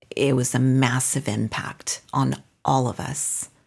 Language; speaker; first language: English; non-native, fluent; Spanish